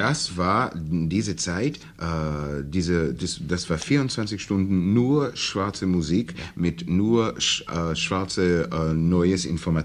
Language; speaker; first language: German; non-native, learner; English